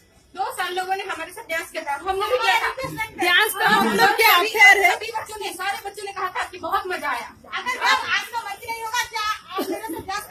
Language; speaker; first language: Hindi; non-native, local second language; Odia